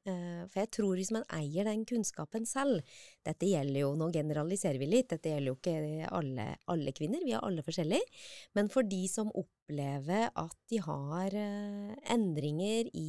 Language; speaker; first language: Norwegian; native; Norwegian